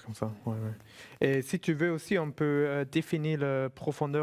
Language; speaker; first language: French; non-native, fluent; German